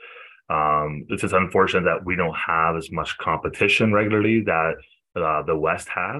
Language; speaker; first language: English; native; English